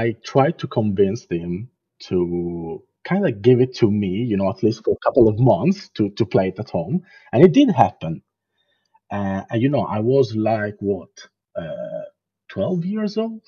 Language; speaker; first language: English; non-native, fluent; Italian